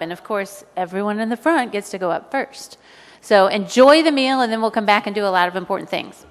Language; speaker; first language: English; native; English